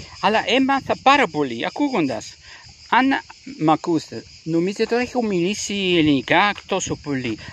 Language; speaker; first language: Greek; non-native, fluent; Italian